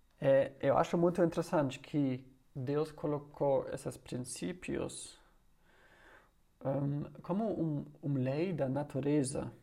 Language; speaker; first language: Portuguese; non-native, learner; German